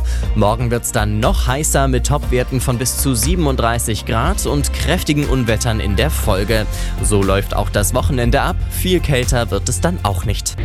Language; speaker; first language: German; native; German